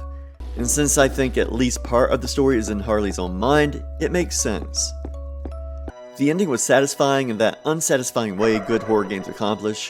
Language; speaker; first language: English; native; English